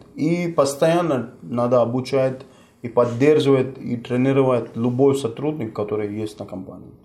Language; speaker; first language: Russian; non-native, fluent; Hindi